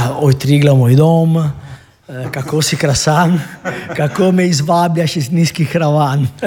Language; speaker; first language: Slovenian; non-native, fluent; Italian